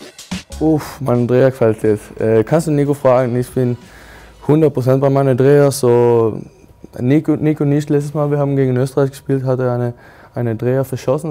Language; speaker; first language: German; non-native, learner; Swedish